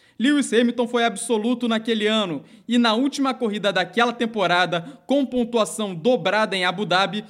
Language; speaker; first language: Portuguese; native; Portuguese